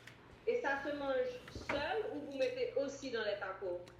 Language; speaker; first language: French; native; French